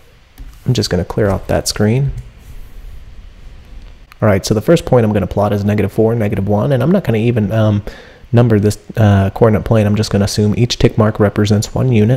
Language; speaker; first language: English; native; English